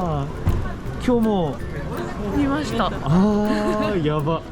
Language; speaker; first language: Japanese; non-native, learner; Korean